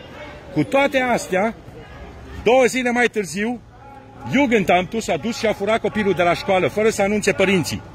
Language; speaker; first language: Romanian; native; Romanian